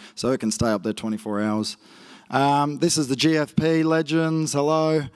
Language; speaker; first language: English; native; English